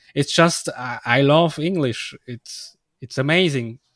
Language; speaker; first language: English; non-native, fluent; Swiss German